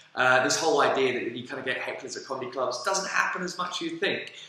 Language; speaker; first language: English; native; English